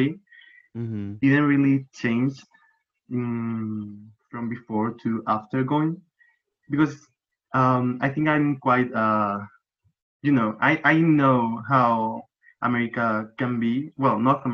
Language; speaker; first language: English; non-native, fluent; Spanish